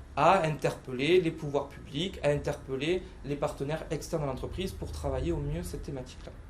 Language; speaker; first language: French; native; French